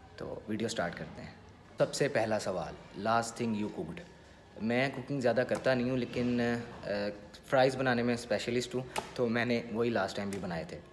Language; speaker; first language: Urdu; native; Urdu